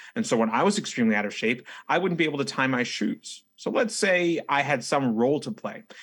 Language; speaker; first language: English; native; English